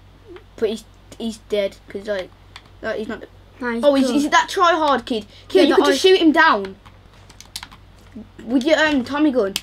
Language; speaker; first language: English; native; English